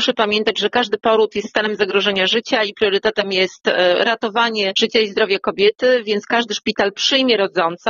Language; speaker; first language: Polish; native; Polish